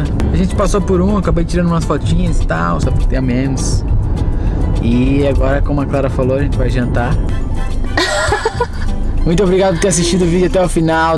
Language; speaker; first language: Portuguese; native; Portuguese